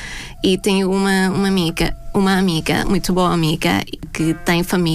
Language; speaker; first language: Portuguese; non-native, fluent; Thai